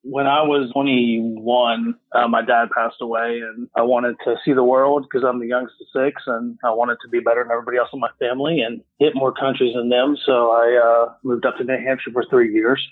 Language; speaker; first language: English; native; English